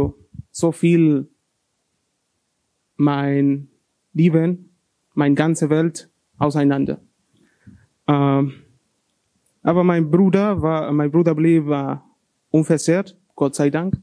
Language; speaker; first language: German; non-native, learner; Spanish